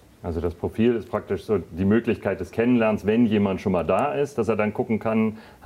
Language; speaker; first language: German; native; German